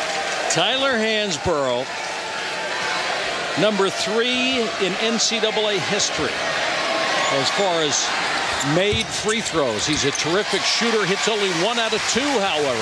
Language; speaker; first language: English; native; English